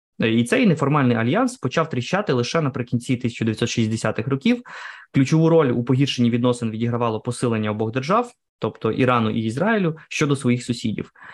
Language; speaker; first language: Ukrainian; native; Ukrainian